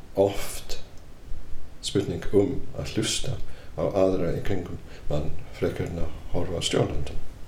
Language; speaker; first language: Icelandic; non-native, fluent; English